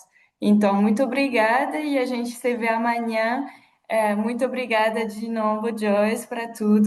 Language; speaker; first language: Portuguese; non-native, fluent; French